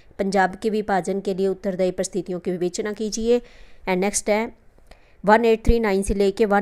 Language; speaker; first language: Hindi; non-native, local second language; Punjabi